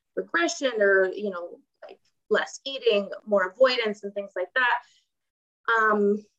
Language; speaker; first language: English; non-native, fluent; Ukrainian